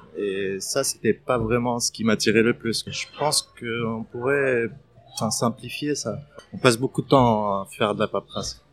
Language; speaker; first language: French; non-native, fluent; Arabic